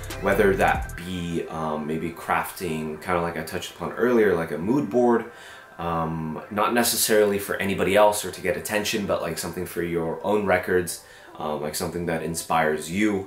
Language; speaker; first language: English; early bilingual, other home language; Korean